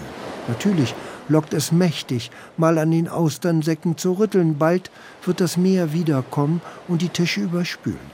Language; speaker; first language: German; native; German